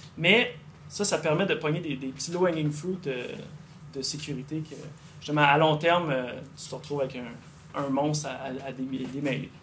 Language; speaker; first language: French; native; French